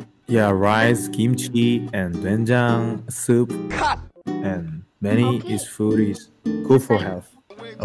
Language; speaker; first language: English; non-native, learner; Korean